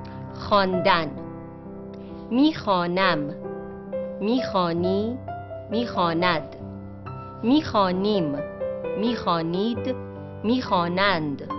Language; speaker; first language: Persian; non-native, fluent; Urdu